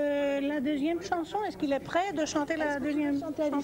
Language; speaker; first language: French; non-native, learner; Greek